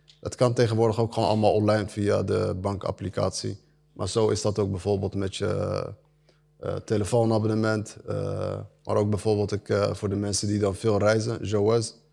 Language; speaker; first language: Dutch; early bilingual, other home language; Arabic